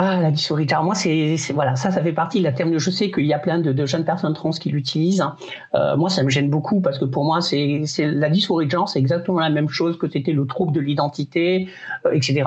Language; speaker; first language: French; native; French